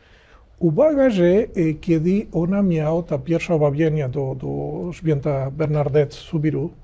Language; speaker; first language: Polish; non-native, learner; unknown